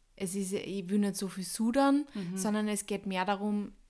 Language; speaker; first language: German; native; German